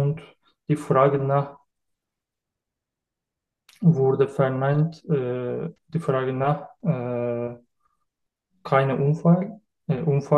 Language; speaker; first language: German; non-native, learner; Turkish